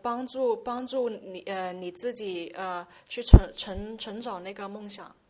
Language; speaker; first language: Chinese; early bilingual, heritage; Chinese